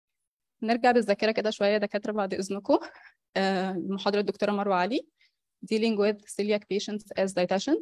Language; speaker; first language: Arabic; native; Arabic